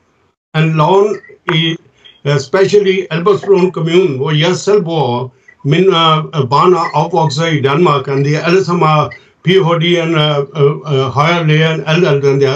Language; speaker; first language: Danish; non-native, fluent; Urdu